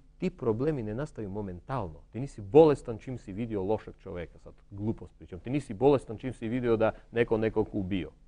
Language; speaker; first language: Croatian; non-native, fluent; Armenian